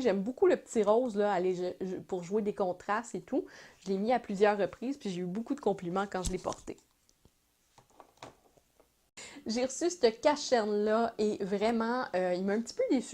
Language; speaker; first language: French; native; French